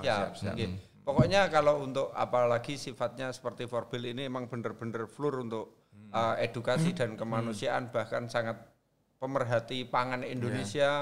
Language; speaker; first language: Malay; non-native, local second language; Javanese